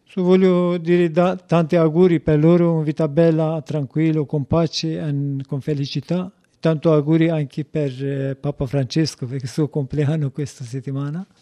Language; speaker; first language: Italian; non-native, learner; Turkish